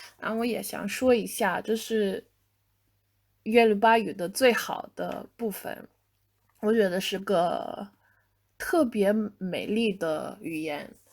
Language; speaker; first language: Chinese; non-native, fluent; English